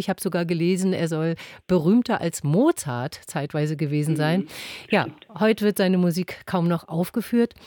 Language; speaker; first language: German; native; German